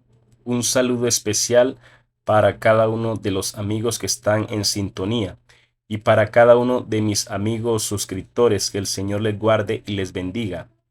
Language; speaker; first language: Spanish; native; Spanish